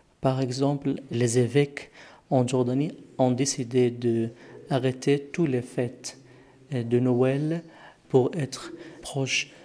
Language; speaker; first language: French; non-native, fluent; Arabic